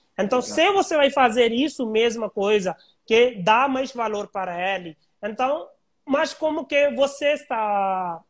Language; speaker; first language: Portuguese; non-native, learner; Hindi